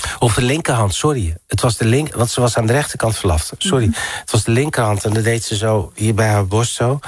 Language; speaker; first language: Dutch; early bilingual, other home language; Riffian